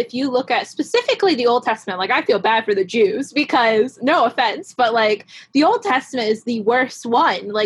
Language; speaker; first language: English; native; English